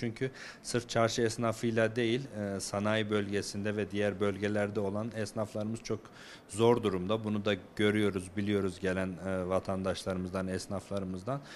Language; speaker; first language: Turkish; native; Turkish